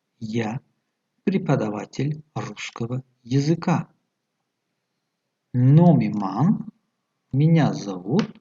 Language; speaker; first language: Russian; non-native, fluent; Tajik